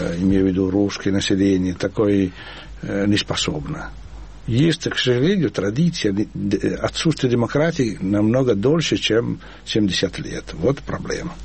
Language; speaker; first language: Russian; non-native, fluent; Italian